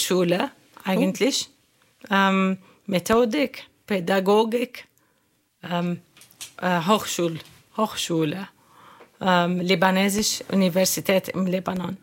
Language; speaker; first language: German; non-native, learner; Arabic